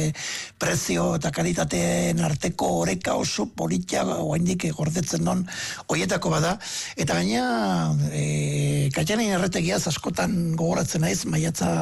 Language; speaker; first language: Basque; native; Basque